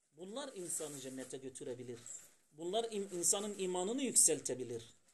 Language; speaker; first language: Turkish; non-native, fluent; Arabic